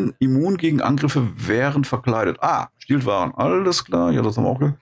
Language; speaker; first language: German; native; German